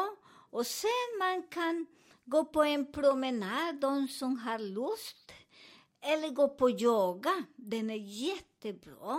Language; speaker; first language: Swedish; non-native, learner; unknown